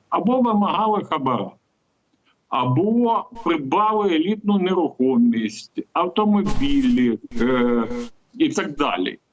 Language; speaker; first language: Ukrainian; native; Ukrainian